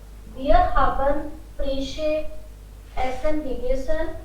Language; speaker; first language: German; non-native, learner; Hindi